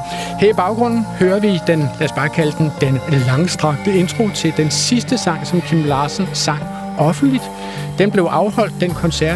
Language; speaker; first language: Danish; native; Danish